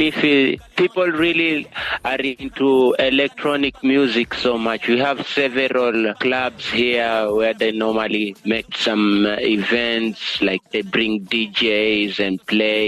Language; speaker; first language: English; non-native, local second language; Giryama